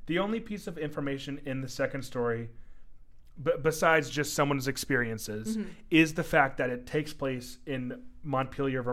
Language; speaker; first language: English; native; English